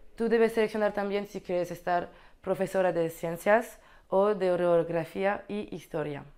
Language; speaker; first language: Spanish; non-native, learner; French